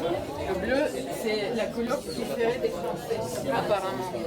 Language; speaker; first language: French; non-native, learner; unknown